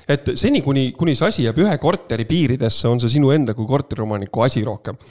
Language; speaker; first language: Estonian; native; Estonian